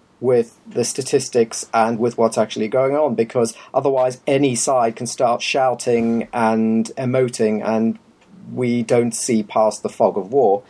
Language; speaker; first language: English; native; English